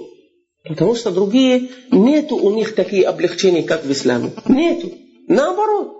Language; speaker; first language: Russian; non-native, fluent; Arabic